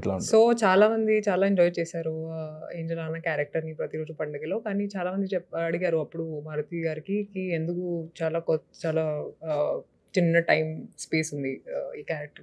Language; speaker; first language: Telugu; non-native, local second language; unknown